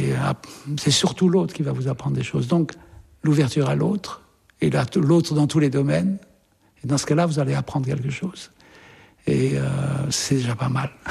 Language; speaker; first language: French; native; French